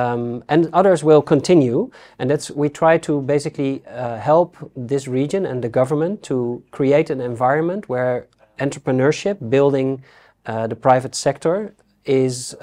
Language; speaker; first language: English; non-native, fluent; Dutch